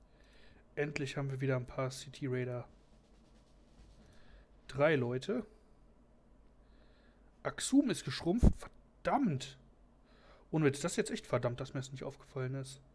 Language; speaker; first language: German; native; German